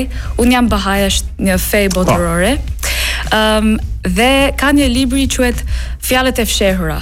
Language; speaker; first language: Albanian; non-native, learner; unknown